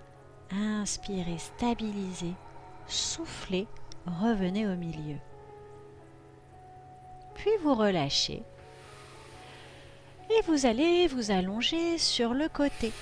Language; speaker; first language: French; native; French